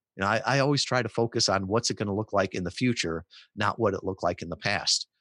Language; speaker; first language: English; native; English